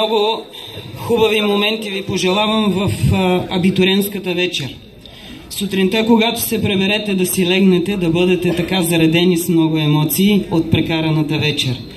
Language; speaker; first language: Bulgarian; native; Bulgarian